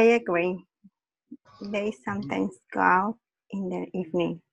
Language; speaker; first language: English; non-native, learner; Spanish